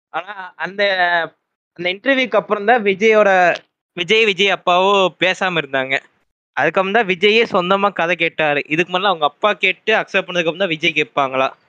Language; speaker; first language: Tamil; native; Tamil